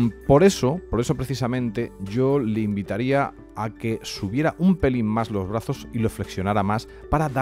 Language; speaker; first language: Spanish; native; Spanish